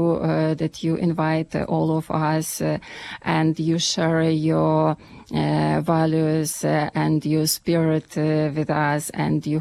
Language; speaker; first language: English; non-native, fluent; Ukrainian